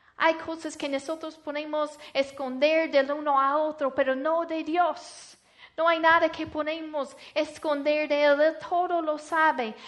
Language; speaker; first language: Spanish; non-native, fluent; English